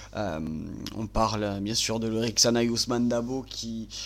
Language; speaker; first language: French; native; French